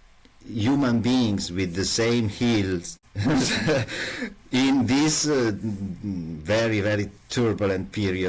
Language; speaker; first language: English; non-native, learner; Italian